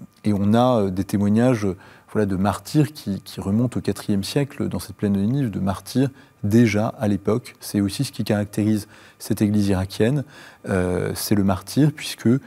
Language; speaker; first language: French; native; French